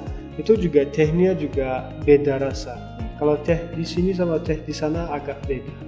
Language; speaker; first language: Indonesian; non-native, fluent; Turkmen